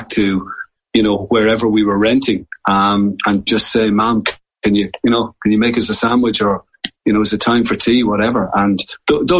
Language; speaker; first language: English; native; English